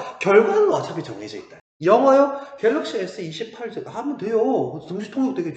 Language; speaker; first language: Korean; native; Korean